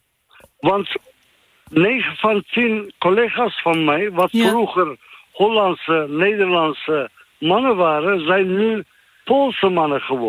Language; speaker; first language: Dutch; non-native, fluent; Turkish